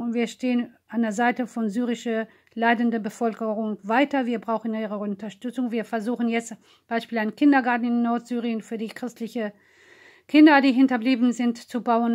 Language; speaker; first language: German; non-native, fluent; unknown